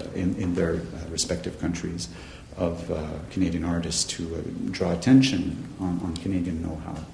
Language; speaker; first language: English; non-native, fluent; French